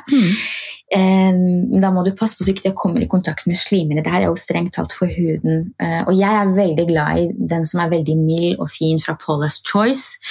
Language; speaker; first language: Norwegian; early bilingual, other home language; Arabic